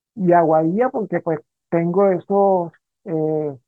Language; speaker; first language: Spanish; native; Spanish